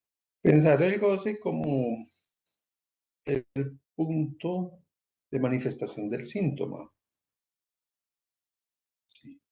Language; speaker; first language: Spanish; native; Spanish